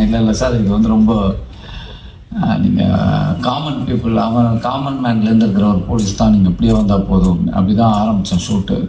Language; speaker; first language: Tamil; native; Tamil